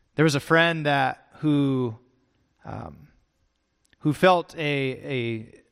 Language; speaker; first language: English; native; English